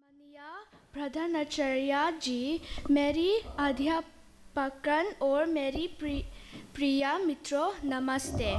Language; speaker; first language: Hindi; non-native, local second language; Mizo